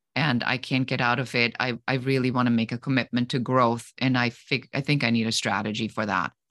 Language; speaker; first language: English; non-native, fluent; German